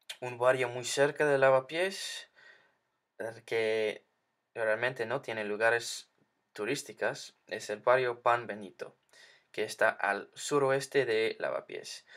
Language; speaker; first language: Spanish; non-native, learner; English